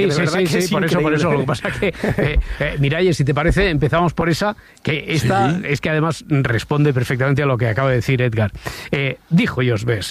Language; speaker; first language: Spanish; native; Spanish